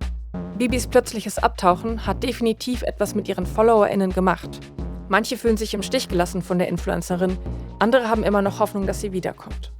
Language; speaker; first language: German; native; German